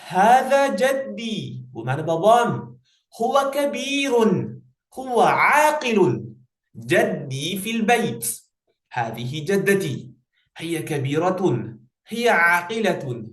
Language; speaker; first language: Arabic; non-native, fluent; Uzbek